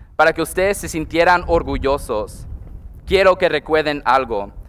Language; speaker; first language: Spanish; early bilingual, heritage; Spanish